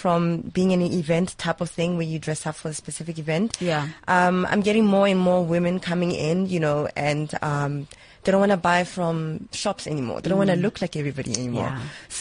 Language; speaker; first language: English; non-native, local second language; Zulu